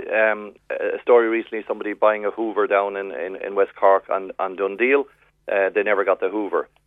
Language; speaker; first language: English; native; English